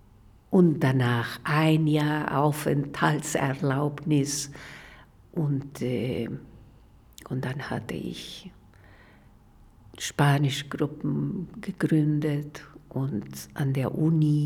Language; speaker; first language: German; non-native, fluent; Spanish